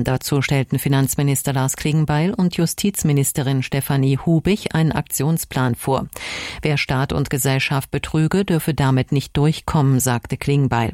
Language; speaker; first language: German; native; German